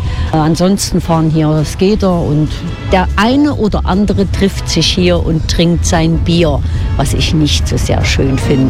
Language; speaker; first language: German; native; German